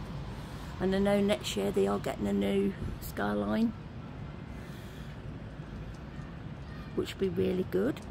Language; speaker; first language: English; native; English